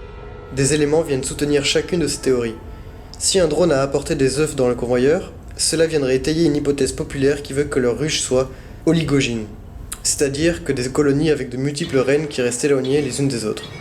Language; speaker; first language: French; native; French